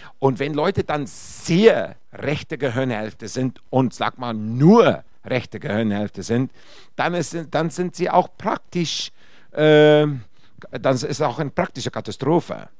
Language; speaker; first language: German; non-native, fluent; Afrikaans